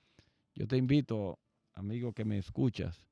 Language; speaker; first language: Spanish; native; Spanish